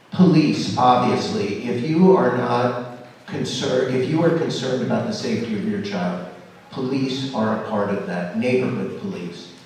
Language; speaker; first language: English; native; English